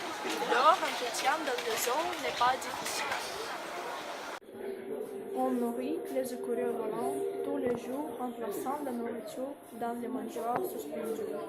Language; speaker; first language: French; non-native, learner; Russian